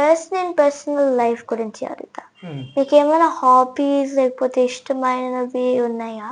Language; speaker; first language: Telugu; early bilingual, heritage; Telugu